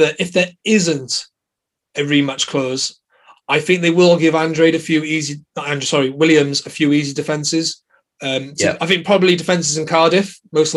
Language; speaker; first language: English; native; English